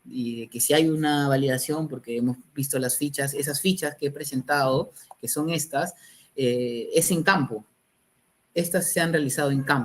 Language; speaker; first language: Spanish; native; Spanish